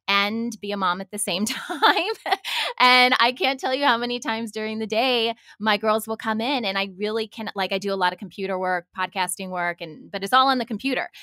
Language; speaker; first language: English; native; English